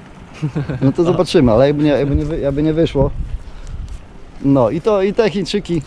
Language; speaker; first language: Polish; native; Polish